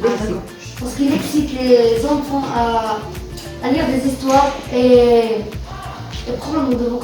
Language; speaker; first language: French; non-native, learner; Arabic